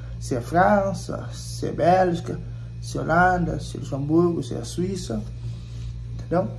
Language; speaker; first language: Portuguese; non-native, local second language; Kabuverdianu